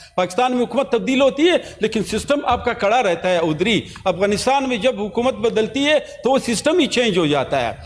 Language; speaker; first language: Urdu; non-native, local second language; Pashto